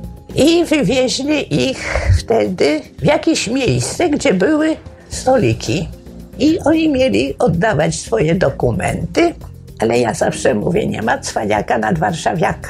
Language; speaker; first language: Polish; native; Polish